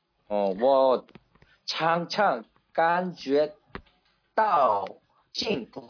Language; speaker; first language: Chinese; non-native, learner; Korean